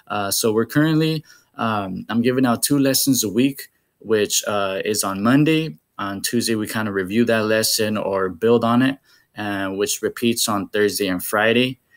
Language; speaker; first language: English; early bilingual, other home language; Spanish